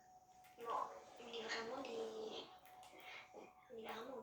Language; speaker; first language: French; native; French